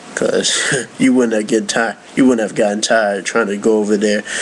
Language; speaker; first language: English; native; English